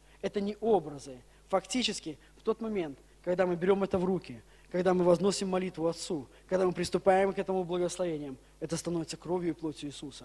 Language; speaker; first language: Russian; native; Russian